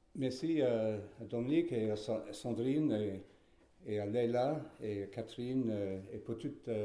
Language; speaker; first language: French; non-native, fluent; English